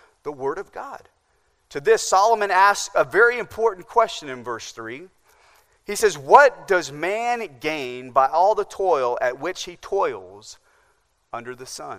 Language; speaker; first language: English; native; English